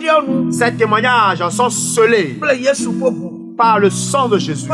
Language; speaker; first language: French; non-native, local second language; Ewe